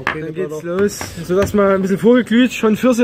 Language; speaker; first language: German; native; German